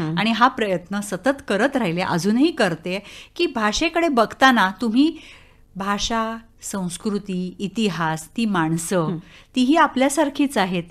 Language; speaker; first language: Marathi; native; Marathi